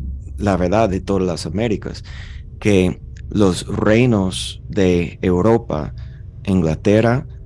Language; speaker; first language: Spanish; non-native, fluent; English